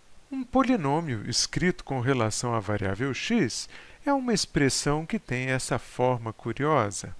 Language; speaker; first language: Portuguese; native; Portuguese